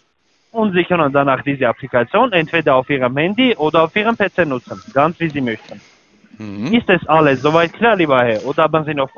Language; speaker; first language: German; non-native, learner; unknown